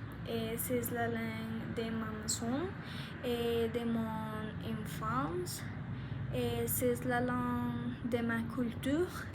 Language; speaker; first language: French; non-native, learner; Spanish